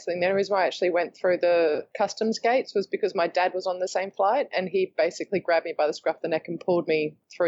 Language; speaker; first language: English; native; English